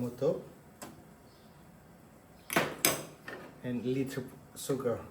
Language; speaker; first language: English; non-native, learner; Khmer